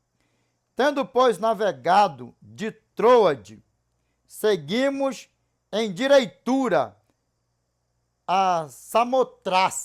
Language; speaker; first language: Portuguese; native; Portuguese